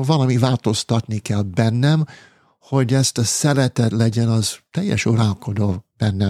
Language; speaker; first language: Hungarian; non-native, fluent; English